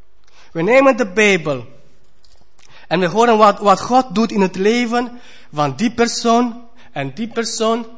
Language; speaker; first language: Dutch; non-native, fluent; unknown